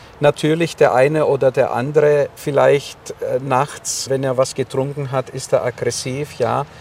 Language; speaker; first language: German; non-native, fluent; Greek